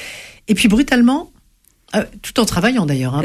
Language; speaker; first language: French; native; French